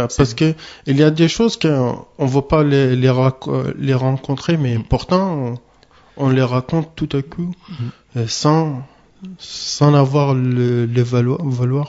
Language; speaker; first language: French; non-native, learner; Arabic